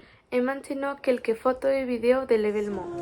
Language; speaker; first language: French; non-native, learner; Spanish